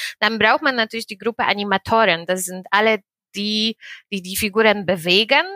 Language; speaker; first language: German; non-native, fluent; Polish